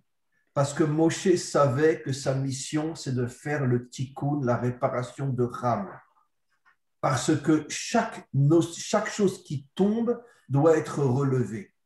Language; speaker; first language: French; native; French